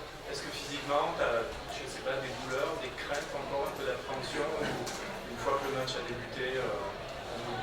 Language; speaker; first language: French; native; French